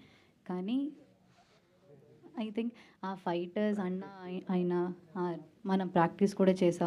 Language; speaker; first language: Telugu; non-native, learner; Malayalam